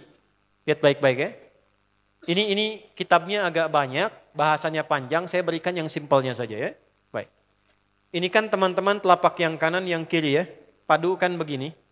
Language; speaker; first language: Indonesian; native; Indonesian